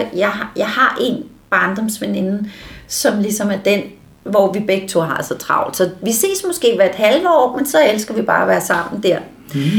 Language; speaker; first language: Danish; native; Danish